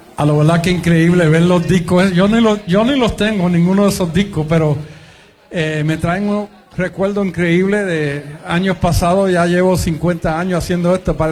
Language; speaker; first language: Spanish; early bilingual, heritage; Spanish